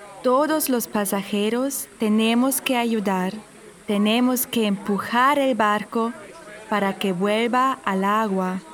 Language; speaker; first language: Spanish; non-native, fluent; German